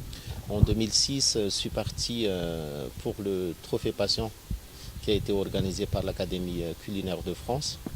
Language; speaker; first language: French; non-native, local second language; Malagasy